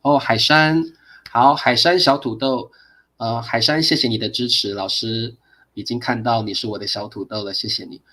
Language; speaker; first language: Chinese; native; Chinese